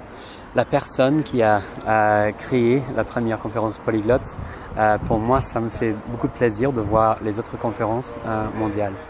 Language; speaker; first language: French; non-native, fluent; English